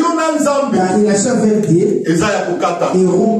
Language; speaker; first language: French; non-native, local second language; Lingala